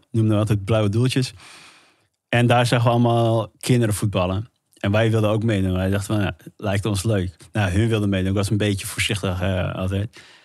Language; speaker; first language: Dutch; early bilingual, other home language; Somali